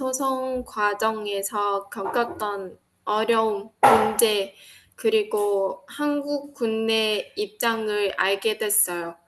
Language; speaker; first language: Korean; non-native, fluent; Vietnamese